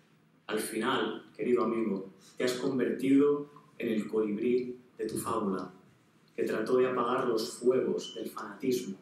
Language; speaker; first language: Spanish; native; Spanish